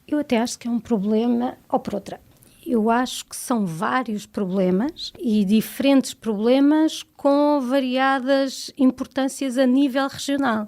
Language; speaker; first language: Portuguese; native; Portuguese